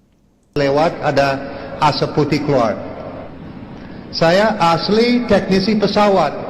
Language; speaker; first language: Indonesian; non-native, learner; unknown